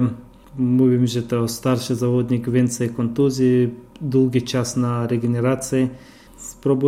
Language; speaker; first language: Polish; non-native, fluent; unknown